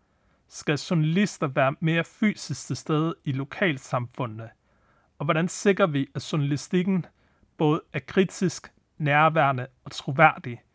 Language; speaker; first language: Danish; native; Danish